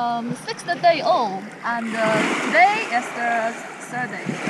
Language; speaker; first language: English; non-native, learner; Chinese